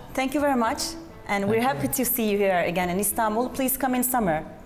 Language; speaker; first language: English; non-native, fluent; Turkish